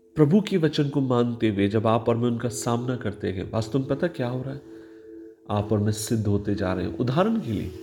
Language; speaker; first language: Hindi; non-native, local second language; Marathi